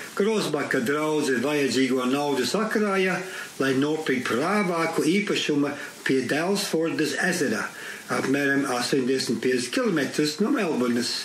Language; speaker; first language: Latvian; early bilingual, heritage; Latvian